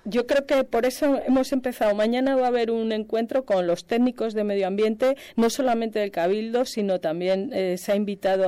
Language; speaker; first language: Spanish; native; Spanish